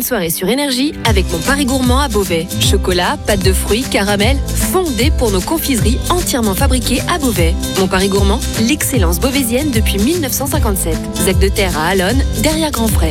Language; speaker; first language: French; native; French